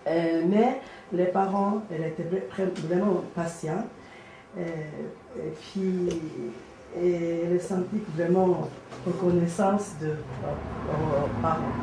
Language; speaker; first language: French; non-native, learner; Japanese